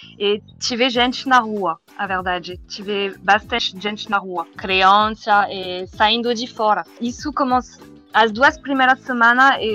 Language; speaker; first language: Portuguese; non-native, learner; French